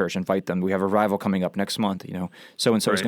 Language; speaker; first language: English; native; English